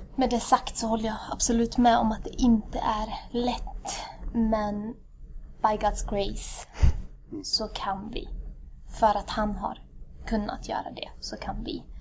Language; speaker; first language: Swedish; early bilingual, other home language; Tigrinya